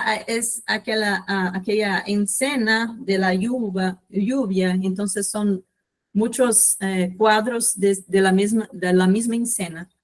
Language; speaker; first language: Spanish; non-native, fluent; Portuguese